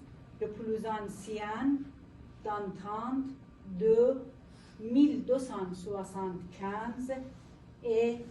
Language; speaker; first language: French; non-native, learner; Persian